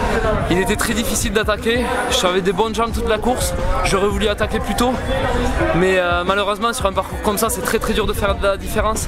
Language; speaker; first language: French; native; French